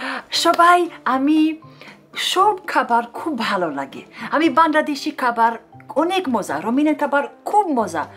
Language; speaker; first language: Bangla; non-native, learner; Romanian